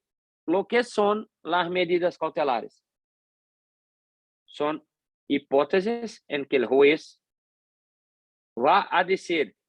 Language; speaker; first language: Spanish; non-native, fluent; Portuguese